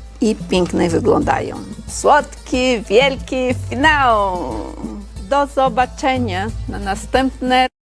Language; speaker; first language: Polish; non-native, learner; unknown